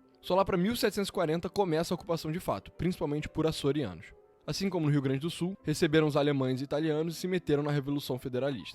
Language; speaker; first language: Portuguese; native; Portuguese